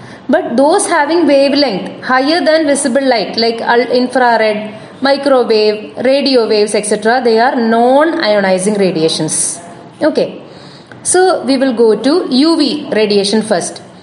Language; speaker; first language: English; non-native, local second language; Malayalam